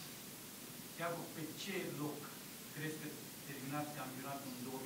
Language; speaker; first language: Romanian; native; Romanian